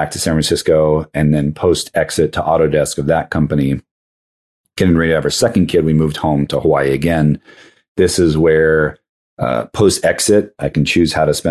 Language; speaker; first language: English; native; English